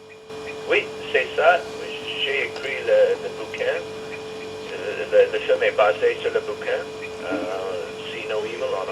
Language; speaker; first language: French; non-native, learner; English